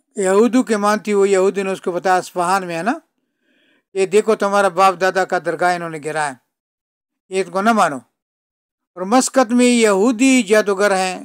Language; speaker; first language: Urdu; non-native, local second language; Pashto